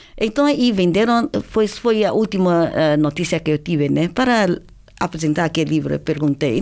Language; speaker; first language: Portuguese; non-native, fluent; Chinese